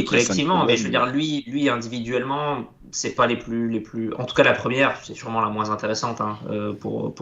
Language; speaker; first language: French; native; French